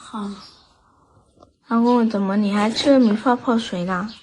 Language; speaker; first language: Chinese; non-native, learner; Lao